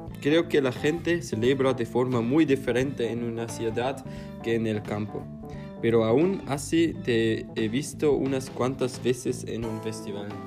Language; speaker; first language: Spanish; non-native, learner; German